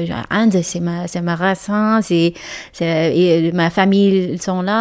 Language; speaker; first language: French; non-native, learner; Malayalam